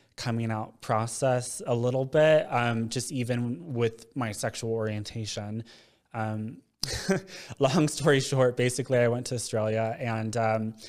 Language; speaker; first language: English; native; English